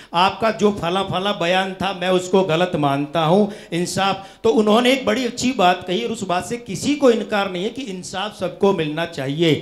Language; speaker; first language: Hindi; native; Hindi